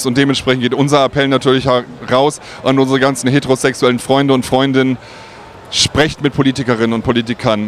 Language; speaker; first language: German; native; German